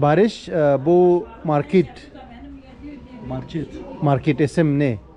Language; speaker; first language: Turkish; non-native, learner; Urdu